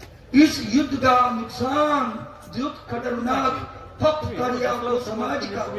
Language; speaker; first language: Hindi; non-native, learner; Japanese